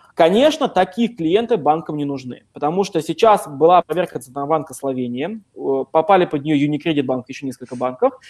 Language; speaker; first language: Russian; native; Russian